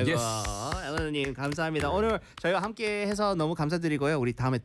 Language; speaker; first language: Korean; native; Korean